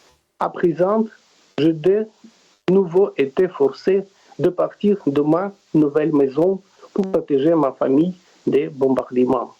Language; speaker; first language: French; non-native, fluent; Russian